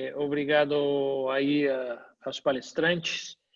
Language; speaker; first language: Portuguese; non-native, learner; Spanish